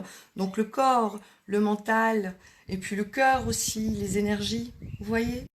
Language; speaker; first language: French; native; French